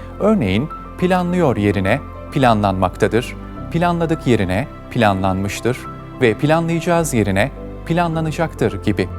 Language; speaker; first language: Turkish; native; Turkish